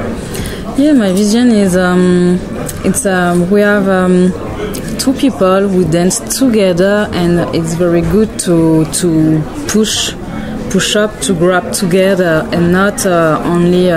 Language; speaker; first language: English; non-native, learner; French